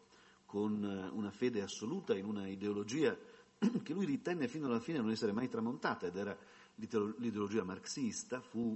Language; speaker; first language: Italian; native; Italian